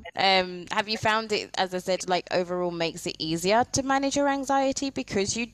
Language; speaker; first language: English; native; English